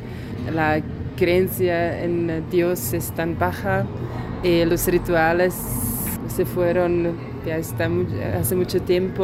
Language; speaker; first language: Spanish; non-native, fluent; Czech